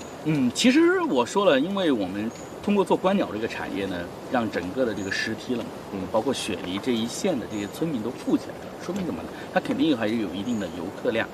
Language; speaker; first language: Chinese; native; Chinese